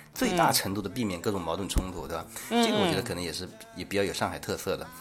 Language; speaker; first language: Chinese; native; Chinese